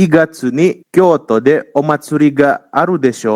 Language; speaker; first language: Japanese; non-native, fluent; Indonesian